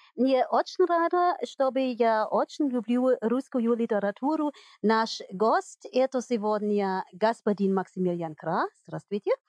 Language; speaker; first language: Russian; non-native, learner; German